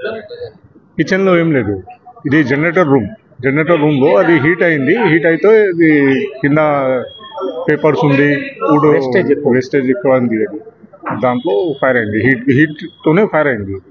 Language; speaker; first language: Telugu; non-native, local second language; Urdu